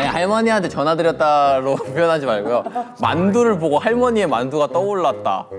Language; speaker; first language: Korean; native; Korean